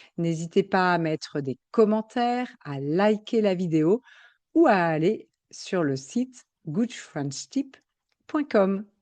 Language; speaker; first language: French; native; French